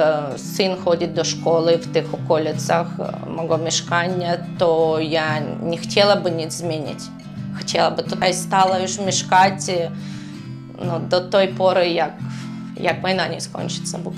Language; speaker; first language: Polish; non-native, learner; Ukrainian